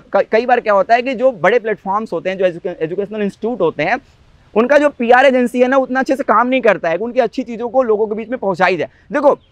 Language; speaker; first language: Hindi; native; Hindi